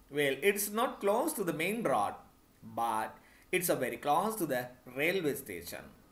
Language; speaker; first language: English; non-native, local second language; Sinhala